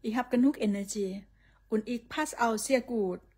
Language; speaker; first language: German; non-native, learner; Thai